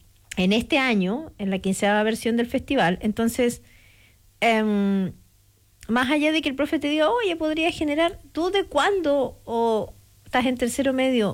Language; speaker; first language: Spanish; native; Spanish